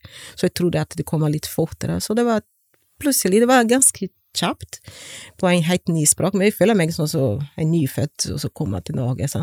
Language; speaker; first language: Norwegian; non-native, learner; Portuguese